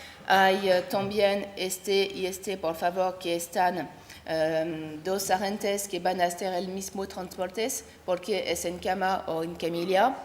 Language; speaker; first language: Spanish; non-native, learner; French